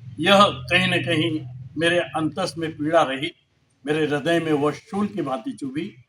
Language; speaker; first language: Hindi; non-native, local second language; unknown